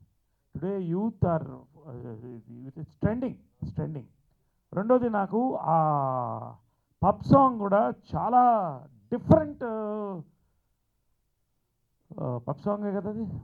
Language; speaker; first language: Telugu; native; Telugu